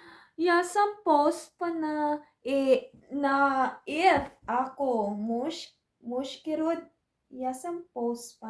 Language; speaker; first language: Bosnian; non-native, learner; Filipino